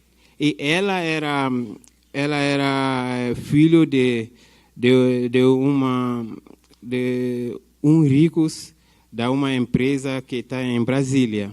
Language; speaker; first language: Portuguese; non-native, fluent; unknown